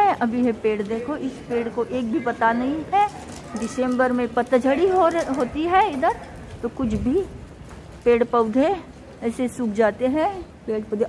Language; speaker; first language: Hindi; non-native, local second language; Marathi